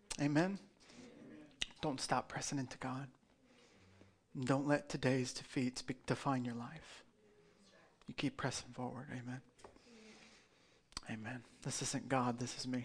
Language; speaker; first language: English; native; English